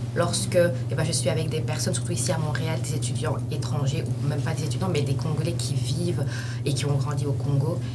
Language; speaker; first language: French; early bilingual, other home language; Lingala